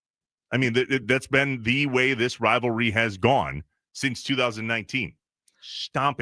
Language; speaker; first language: English; native; English